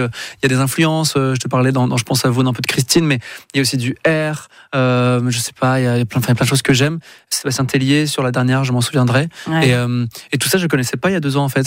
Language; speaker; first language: French; native; French